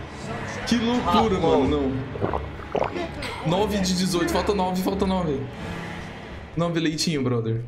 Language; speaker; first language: Portuguese; native; Portuguese